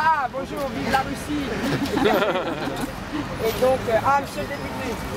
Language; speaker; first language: French; native; French